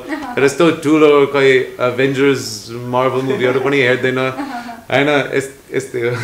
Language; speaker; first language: Nepali; non-native, learner; English